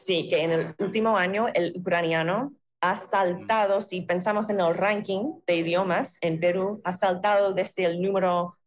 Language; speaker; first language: Spanish; non-native, fluent; English